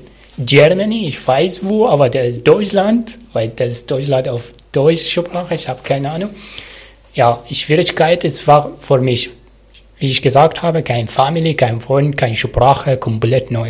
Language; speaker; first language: German; non-native, learner; Arabic